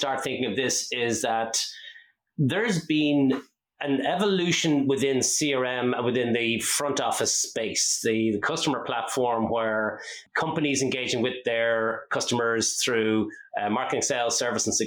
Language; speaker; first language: English; native; English